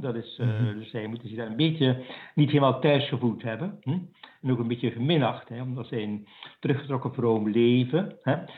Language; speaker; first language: Dutch; native; Dutch